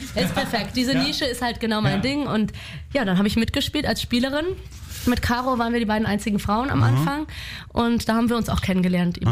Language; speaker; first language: German; native; German